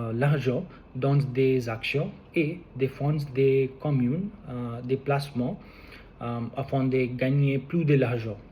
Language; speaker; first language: French; non-native, learner; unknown